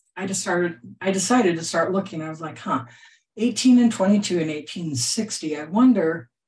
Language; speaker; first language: English; native; English